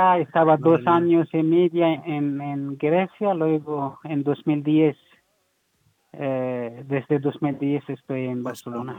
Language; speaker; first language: Spanish; non-native, learner; Persian